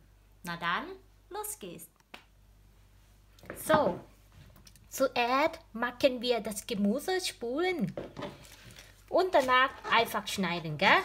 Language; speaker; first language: German; non-native, learner; Thai